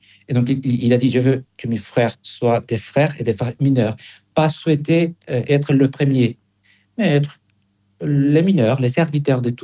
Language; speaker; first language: French; non-native, fluent; Spanish